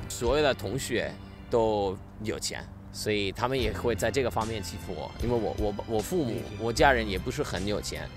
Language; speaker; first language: Chinese; non-native, fluent; Spanish